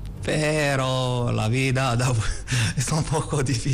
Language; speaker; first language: Spanish; non-native, fluent; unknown